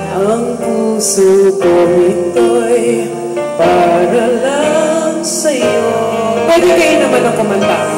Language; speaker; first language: Filipino; native; Filipino